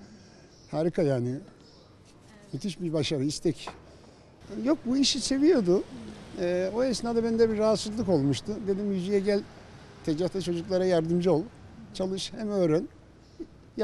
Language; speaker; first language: Turkish; native; Turkish